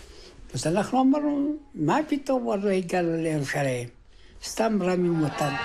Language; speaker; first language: Hebrew; early bilingual, other home language; Amharic